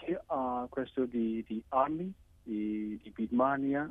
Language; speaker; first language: Italian; non-native, learner; Burmese